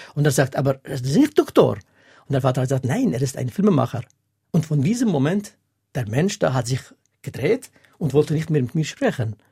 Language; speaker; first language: German; non-native, fluent; Kurdish